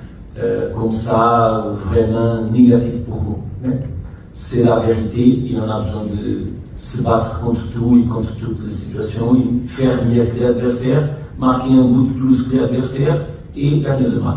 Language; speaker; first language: French; non-native, fluent; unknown